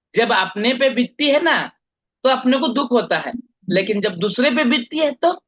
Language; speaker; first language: Hindi; non-native, local second language; Marathi